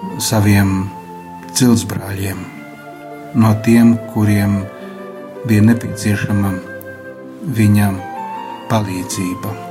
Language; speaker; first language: Latvian; native; Latvian